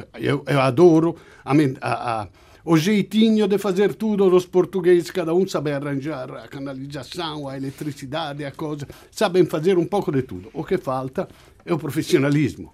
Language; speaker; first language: Portuguese; non-native, fluent; Italian